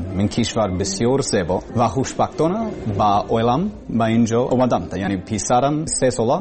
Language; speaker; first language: Persian; non-native, learner; English